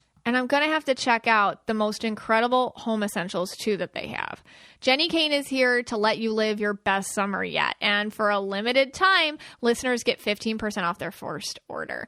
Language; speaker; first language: English; native; English